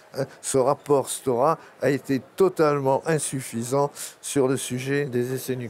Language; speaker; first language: French; native; French